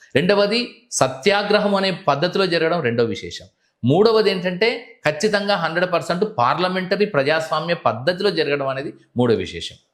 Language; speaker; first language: Telugu; native; Telugu